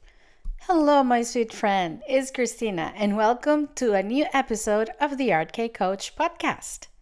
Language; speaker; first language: English; non-native, fluent; Spanish